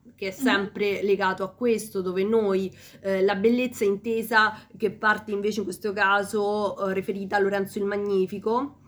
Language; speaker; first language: Italian; early bilingual, other home language; Spanish